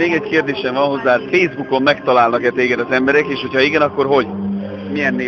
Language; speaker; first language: Hungarian; native; Hungarian